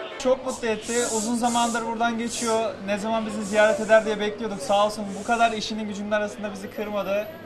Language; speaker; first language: Turkish; native; Turkish